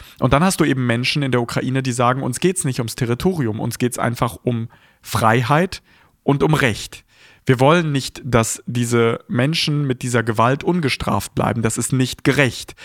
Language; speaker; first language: German; early bilingual, other home language; Russian